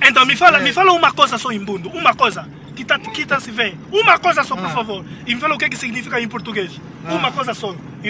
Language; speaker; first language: Portuguese; non-native, learner; Lingala